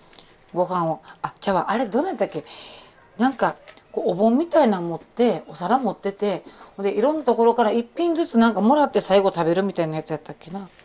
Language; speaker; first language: Japanese; native; Japanese